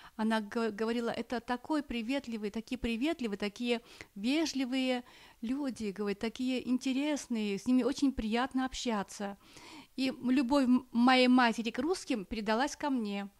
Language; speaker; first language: Russian; non-native, local second language; Armenian